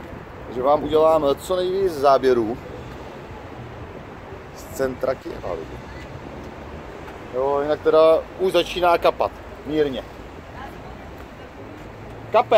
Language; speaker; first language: Czech; native; Czech